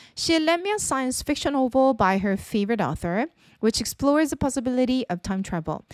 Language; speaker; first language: English; non-native, fluent; Korean